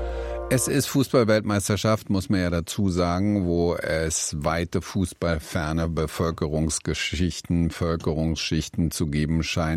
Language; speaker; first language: German; native; German